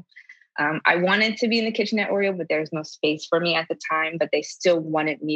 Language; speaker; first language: English; native; English